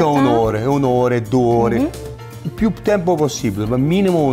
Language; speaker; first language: Italian; early bilingual, heritage; Italian